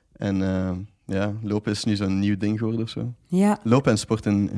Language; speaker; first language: Dutch; native; Dutch